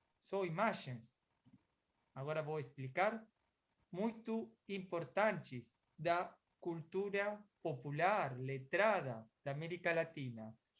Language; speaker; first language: Portuguese; non-native, fluent; Spanish